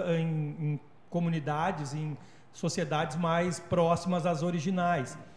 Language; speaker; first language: Portuguese; native; Portuguese